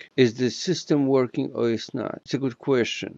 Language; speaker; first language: English; non-native, fluent; Polish